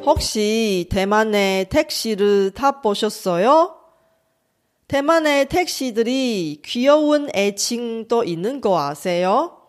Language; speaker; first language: Korean; non-native, fluent; Chinese